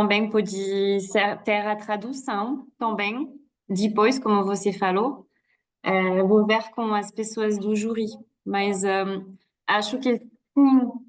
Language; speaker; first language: Portuguese; non-native, fluent; French